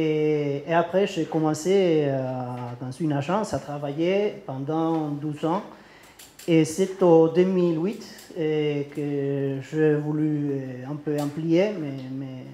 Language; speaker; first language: French; non-native, learner; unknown